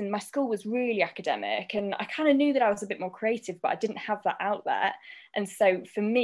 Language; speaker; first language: English; native; English